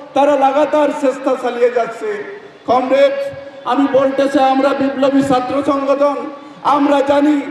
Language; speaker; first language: Bangla; non-native, learner; Assamese